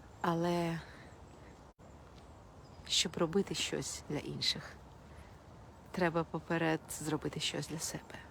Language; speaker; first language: Ukrainian; non-native, local second language; Russian